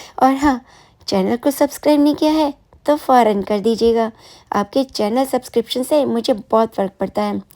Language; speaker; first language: Hindi; native; Hindi